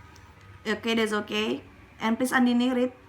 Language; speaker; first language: English; non-native, learner; Indonesian